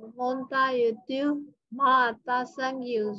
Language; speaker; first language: Finnish; non-native, learner; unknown